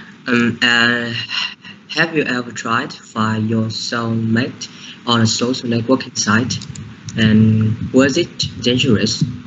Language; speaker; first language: English; non-native, learner; Vietnamese